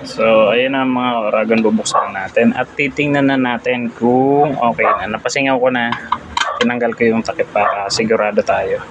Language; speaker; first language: Filipino; native; Filipino